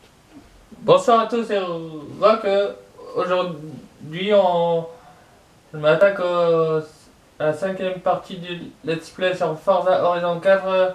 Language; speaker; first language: French; native; French